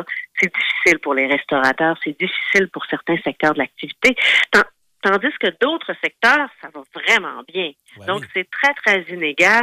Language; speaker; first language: French; native; French